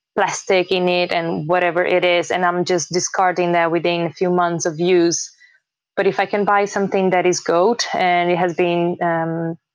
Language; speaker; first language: English; early bilingual, heritage; Portuguese